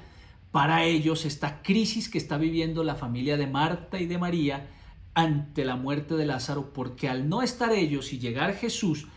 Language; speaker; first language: Spanish; native; Spanish